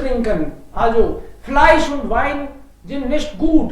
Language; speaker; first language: German; non-native, fluent; Hindi